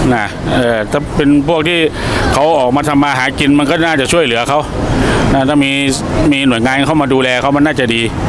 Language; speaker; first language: Thai; native; Thai